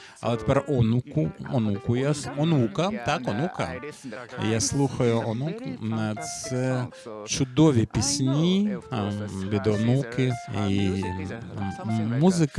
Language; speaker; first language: Ukrainian; non-native, fluent; Japanese